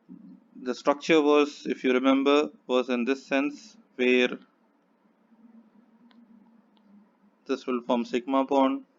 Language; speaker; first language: English; non-native, local second language; Hindi